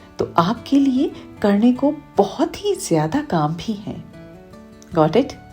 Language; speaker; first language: Hindi; native; Hindi